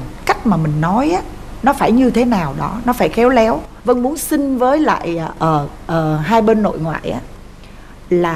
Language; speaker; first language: Vietnamese; native; Vietnamese